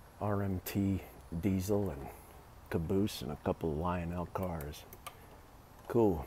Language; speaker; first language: English; native; English